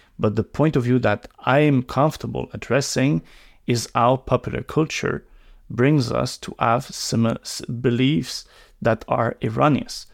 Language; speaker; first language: English; non-native, local second language; French